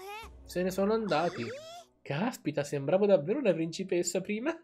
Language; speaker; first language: Italian; native; Italian